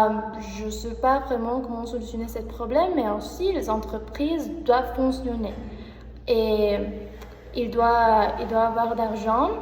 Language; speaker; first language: French; non-native, learner; Spanish